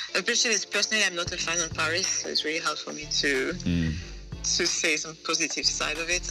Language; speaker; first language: English; non-native, fluent; French